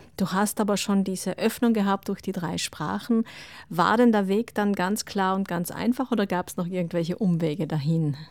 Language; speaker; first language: German; native; German